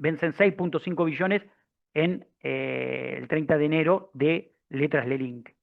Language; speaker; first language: Spanish; native; Spanish